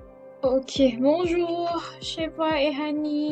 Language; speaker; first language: French; non-native, fluent; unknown